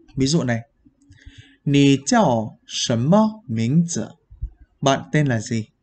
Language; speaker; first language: Vietnamese; native; Vietnamese